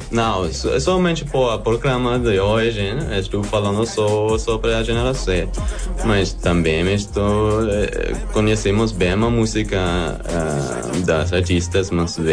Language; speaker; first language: Portuguese; non-native, learner; German